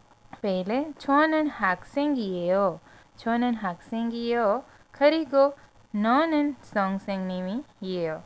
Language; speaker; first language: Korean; non-native, fluent; Hindi